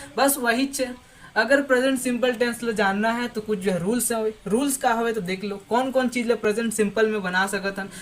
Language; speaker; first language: Hindi; native; Hindi